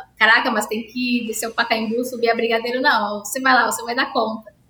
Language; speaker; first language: Portuguese; native; Portuguese